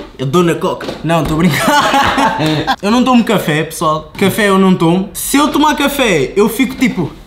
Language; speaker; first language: Portuguese; native; Portuguese